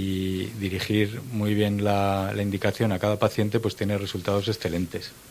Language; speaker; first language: Spanish; native; Spanish